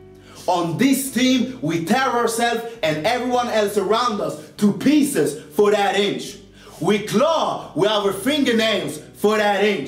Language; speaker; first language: English; non-native, fluent; Swedish